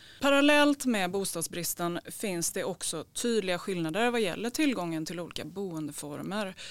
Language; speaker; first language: Swedish; native; Swedish